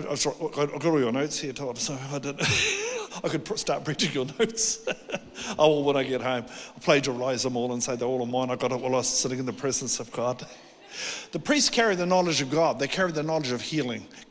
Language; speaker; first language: English; native; English